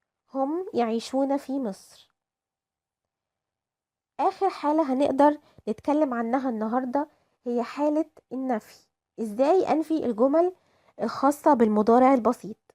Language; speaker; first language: Arabic; native; Arabic